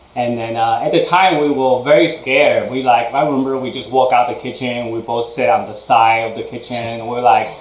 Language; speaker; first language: English; early bilingual, other home language; Chinese